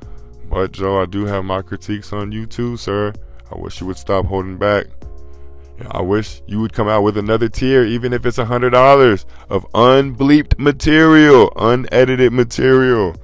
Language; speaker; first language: English; native; English